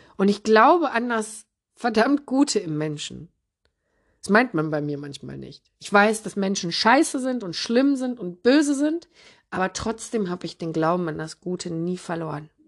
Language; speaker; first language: German; early bilingual, other home language; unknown